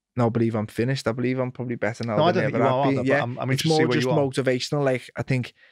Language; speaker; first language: English; native; English